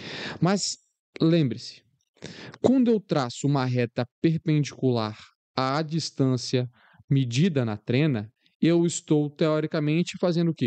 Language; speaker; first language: Portuguese; native; Portuguese